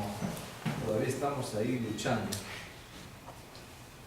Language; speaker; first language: Spanish; native; Spanish